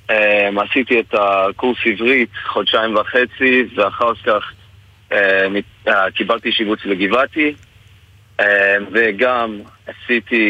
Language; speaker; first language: Hebrew; non-native, fluent; English